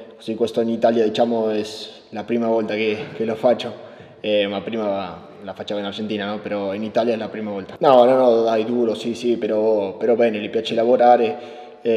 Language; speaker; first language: Italian; non-native, learner; Spanish